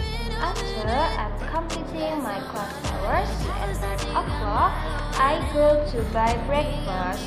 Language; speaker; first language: English; non-native, learner; Indonesian